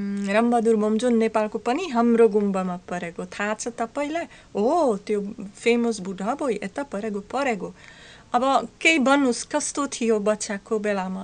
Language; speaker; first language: Nepali; non-native, learner; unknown